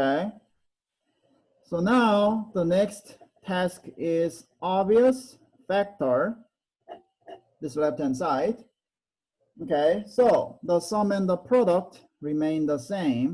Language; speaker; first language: English; non-native, fluent; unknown